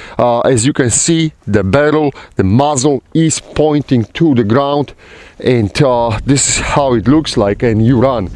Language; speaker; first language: English; non-native, fluent; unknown